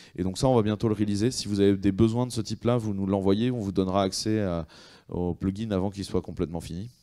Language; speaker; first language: French; native; French